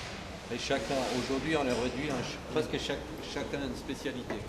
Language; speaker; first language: French; native; French